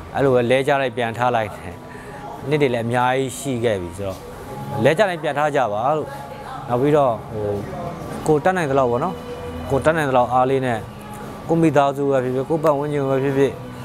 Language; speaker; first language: Burmese; native; Burmese